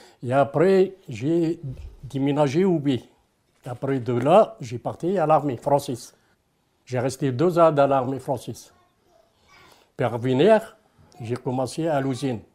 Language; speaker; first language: French; non-native, local second language; Arabic